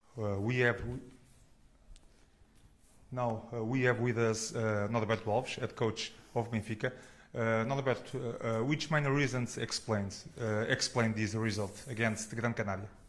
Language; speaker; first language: English; non-native, learner; Portuguese